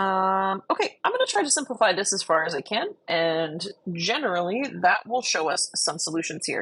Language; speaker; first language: English; native; English